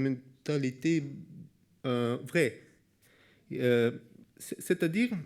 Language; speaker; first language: French; non-native, learner; Russian